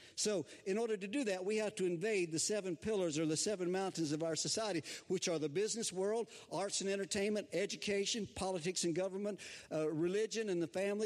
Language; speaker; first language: English; native; English